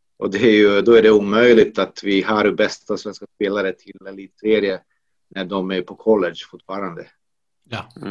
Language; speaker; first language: Swedish; non-native, fluent; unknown